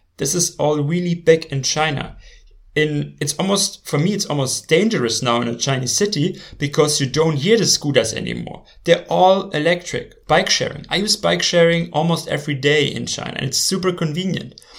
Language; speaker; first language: English; non-native, fluent; German